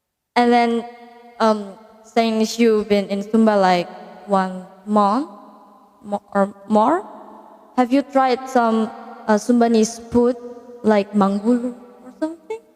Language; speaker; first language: English; non-native, learner; Indonesian